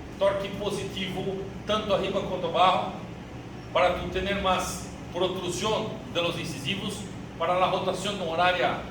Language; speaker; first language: Spanish; non-native, learner; Portuguese